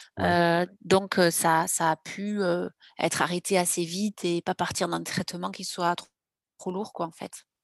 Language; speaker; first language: French; native; French